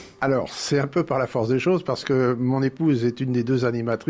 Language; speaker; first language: French; native; French